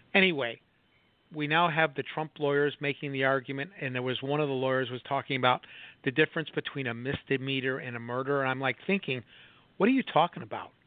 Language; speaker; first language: English; native; English